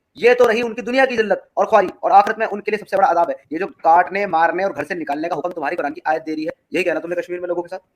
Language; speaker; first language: Urdu; native; Urdu